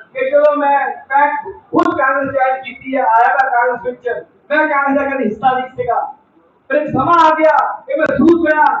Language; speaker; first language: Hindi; non-native, local second language; Punjabi